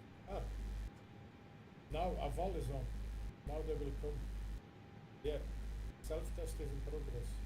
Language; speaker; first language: English; non-native, learner; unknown